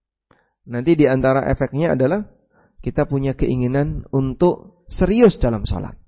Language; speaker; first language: Indonesian; native; Indonesian